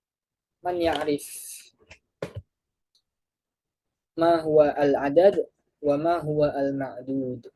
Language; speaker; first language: Arabic; non-native, fluent; Indonesian